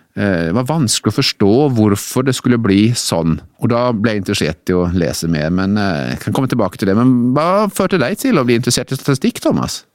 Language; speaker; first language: Norwegian; native; Norwegian